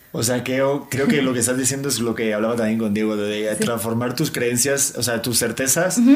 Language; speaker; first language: Spanish; native; Spanish